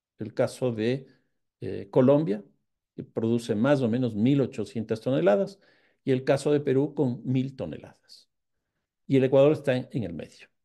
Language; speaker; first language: Spanish; native; Spanish